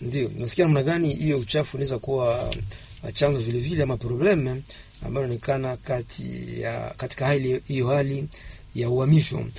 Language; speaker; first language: Swahili; native; Swahili